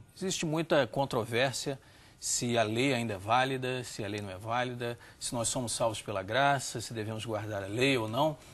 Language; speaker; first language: Portuguese; native; Portuguese